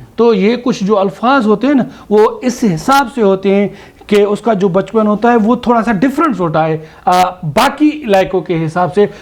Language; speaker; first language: Urdu; non-native, local second language; Sindhi